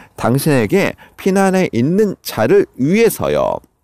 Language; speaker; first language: Korean; native; Korean